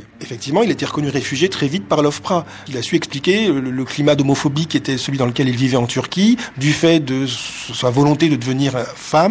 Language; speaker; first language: French; native; French